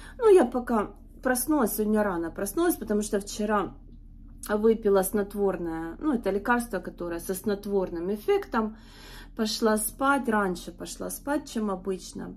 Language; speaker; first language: Russian; native; Russian